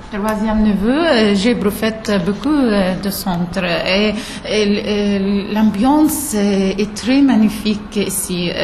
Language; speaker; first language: French; non-native, learner; Arabic